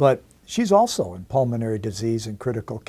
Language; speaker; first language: English; native; English